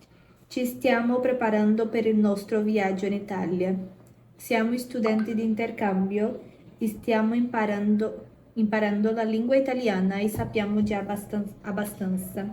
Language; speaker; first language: Italian; non-native, learner; Portuguese